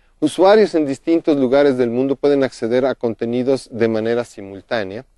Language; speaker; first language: Spanish; native; Spanish